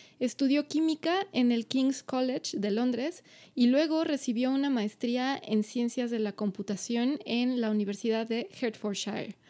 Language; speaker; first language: Spanish; native; Spanish